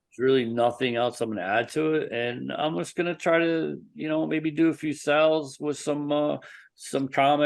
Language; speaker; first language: English; native; English